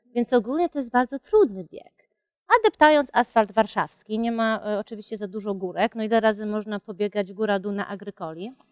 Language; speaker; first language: Polish; early bilingual, heritage; Polish